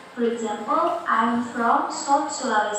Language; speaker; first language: English; non-native, fluent; Indonesian